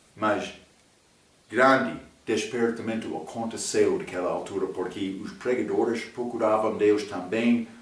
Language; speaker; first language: Portuguese; non-native, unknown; English